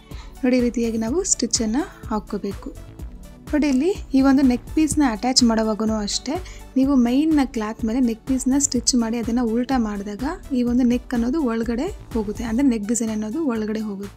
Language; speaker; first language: Kannada; native; Kannada